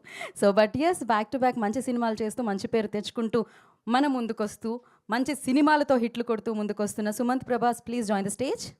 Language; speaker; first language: Telugu; native; Telugu